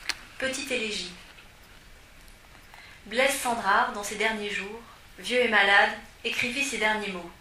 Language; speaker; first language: French; native; French